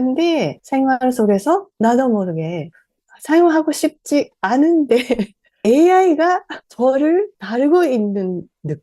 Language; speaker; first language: Korean; non-native, fluent; Japanese